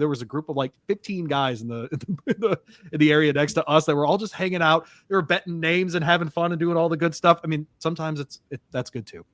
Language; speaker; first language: English; native; English